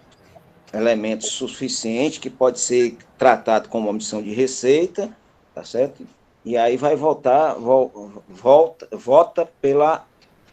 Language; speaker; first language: Portuguese; native; Portuguese